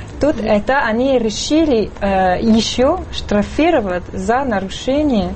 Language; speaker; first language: Russian; non-native, fluent; French